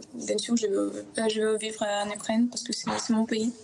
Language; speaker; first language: French; non-native, fluent; Ukrainian